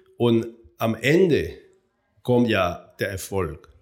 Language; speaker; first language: German; non-native, fluent; Spanish